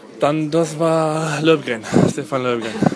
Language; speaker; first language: German; non-native, fluent; Swedish